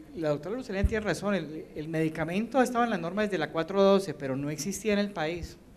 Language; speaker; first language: Spanish; native; Spanish